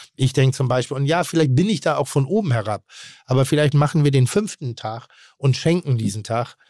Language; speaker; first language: German; native; German